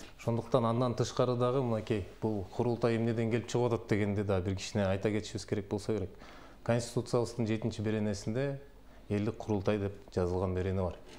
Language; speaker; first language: Kyrgyz; native; Kyrgyz